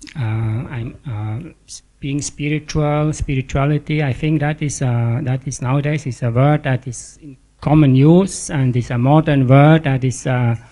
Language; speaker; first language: English; non-native, fluent; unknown